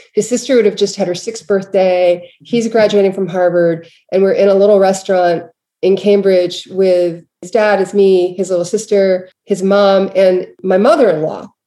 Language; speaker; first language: English; native; English